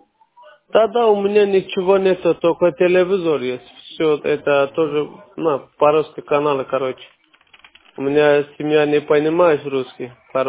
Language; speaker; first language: Russian; non-native, learner; Azerbaijani